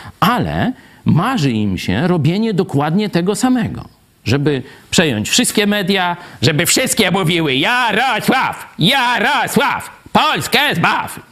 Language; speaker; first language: Polish; native; Polish